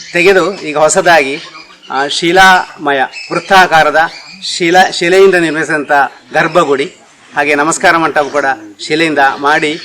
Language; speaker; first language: Kannada; native; Kannada